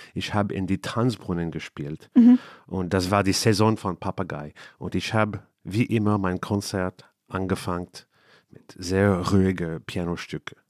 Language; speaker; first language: German; non-native, learner; English